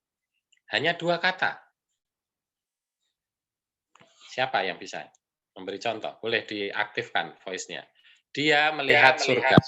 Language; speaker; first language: Indonesian; native; Indonesian